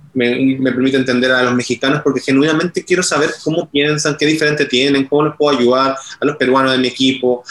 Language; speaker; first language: Spanish; native; Spanish